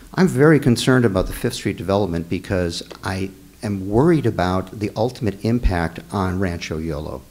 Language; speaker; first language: English; native; English